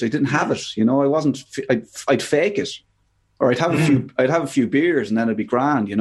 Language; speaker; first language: English; native; English